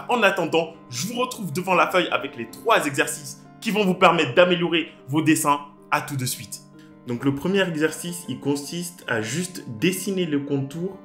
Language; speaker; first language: French; native; French